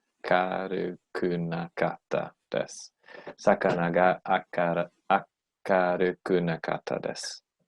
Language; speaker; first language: Japanese; non-native, learner; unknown